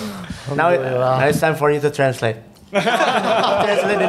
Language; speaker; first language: English; non-native, fluent; Indonesian